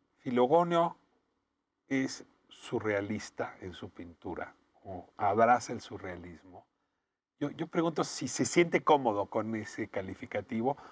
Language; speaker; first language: Spanish; native; Spanish